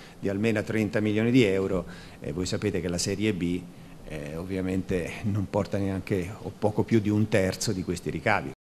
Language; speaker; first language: Italian; native; Italian